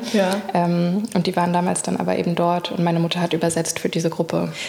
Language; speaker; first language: German; native; German